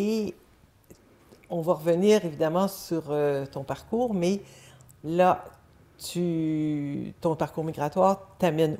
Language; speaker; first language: French; native; French